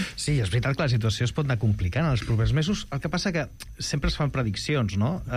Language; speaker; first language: Catalan; non-native, local second language; Spanish